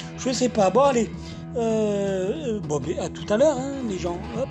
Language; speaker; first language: French; native; French